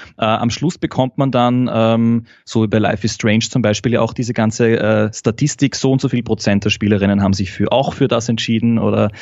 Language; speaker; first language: German; native; German